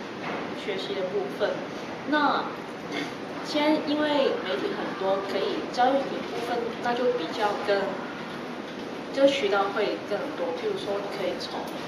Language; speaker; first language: Chinese; non-native, local second language; Cantonese